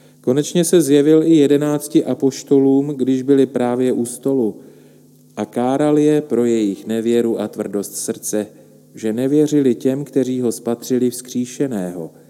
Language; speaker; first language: Czech; native; Czech